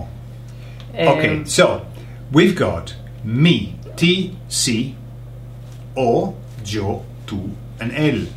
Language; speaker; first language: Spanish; non-native, fluent; English